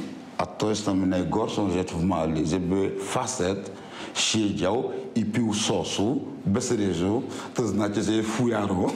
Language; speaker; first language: Polish; non-native, fluent; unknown